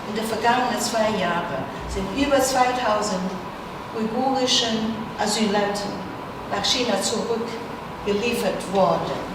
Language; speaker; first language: German; non-native, fluent; Chinese